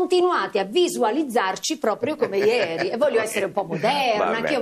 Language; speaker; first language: Italian; native; Italian